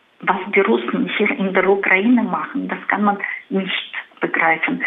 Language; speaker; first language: German; non-native, fluent; Russian